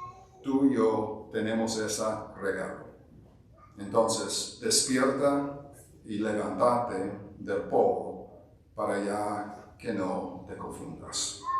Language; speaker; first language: Spanish; non-native, fluent; English